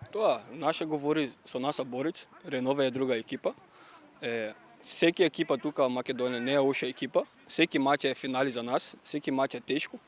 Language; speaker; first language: Macedonian; non-native, learner; Portuguese